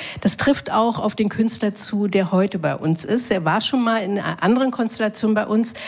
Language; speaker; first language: German; native; German